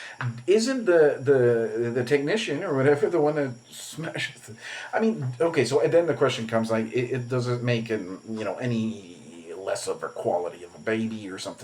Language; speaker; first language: English; native; English